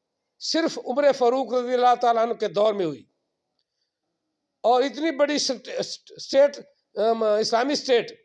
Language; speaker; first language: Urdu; non-native, local second language; Punjabi